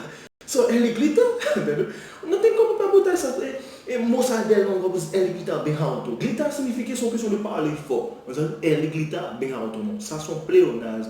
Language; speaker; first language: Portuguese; non-native, learner; Haitian Creole